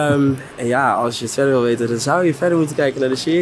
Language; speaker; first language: Dutch; native; Dutch